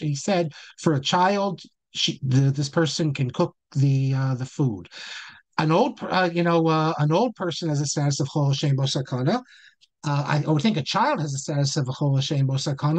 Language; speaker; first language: English; native; English